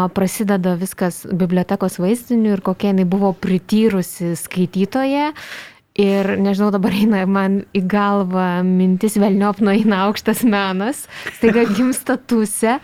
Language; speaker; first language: Lithuanian; native; Lithuanian